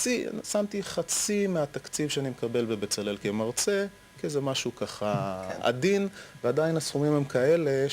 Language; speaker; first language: Hebrew; native; Hebrew